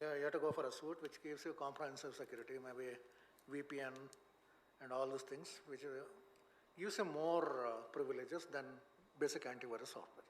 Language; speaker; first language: English; non-native, local second language; Kannada